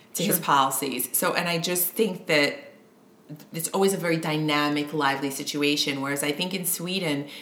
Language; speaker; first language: English; native; English